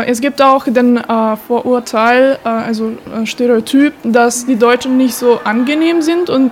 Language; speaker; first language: German; non-native, fluent; Macedonian